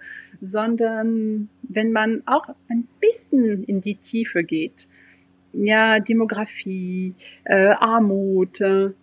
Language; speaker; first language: German; non-native, fluent; French